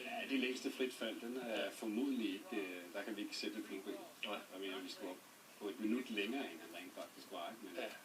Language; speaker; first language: Danish; native; Danish